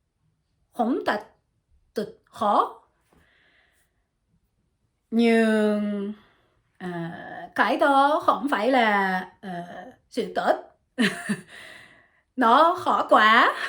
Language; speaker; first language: Vietnamese; non-native, learner; French